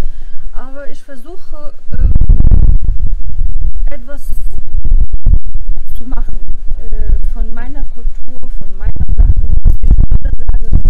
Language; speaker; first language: German; non-native, learner; Arabic